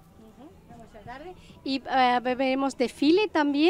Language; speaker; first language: Spanish; native; Spanish